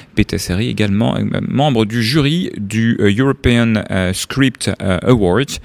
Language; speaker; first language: French; native; French